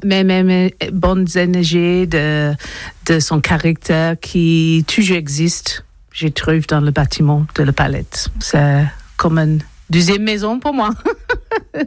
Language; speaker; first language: French; non-native, learner; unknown